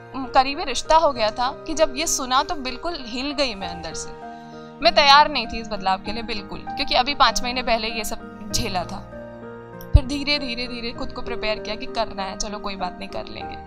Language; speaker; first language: Hindi; native; Hindi